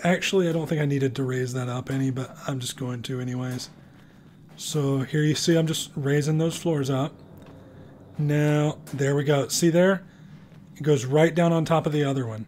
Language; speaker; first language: English; native; English